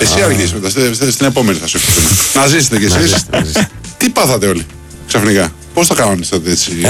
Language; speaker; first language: Greek; native; Greek